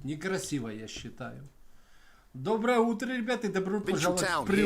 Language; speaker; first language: Russian; native; Russian